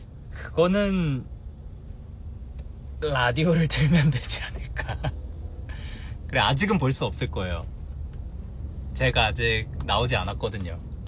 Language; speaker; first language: Korean; native; Korean